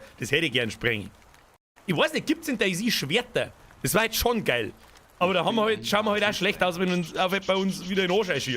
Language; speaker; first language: German; native; German